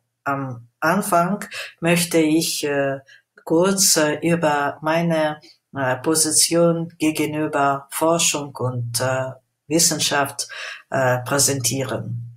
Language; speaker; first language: German; non-native, fluent; Russian